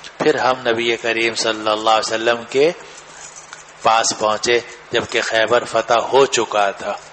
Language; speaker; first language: Urdu; native; Urdu